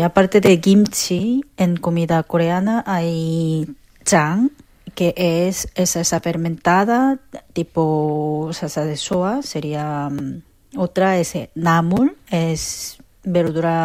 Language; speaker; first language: Spanish; non-native, fluent; Korean